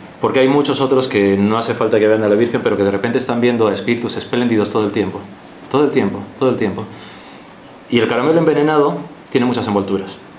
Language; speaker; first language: Spanish; native; Spanish